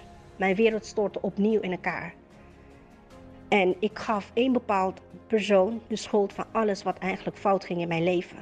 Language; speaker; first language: Dutch; native; Dutch